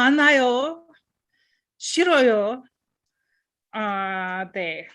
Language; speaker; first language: Korean; non-native, learner; English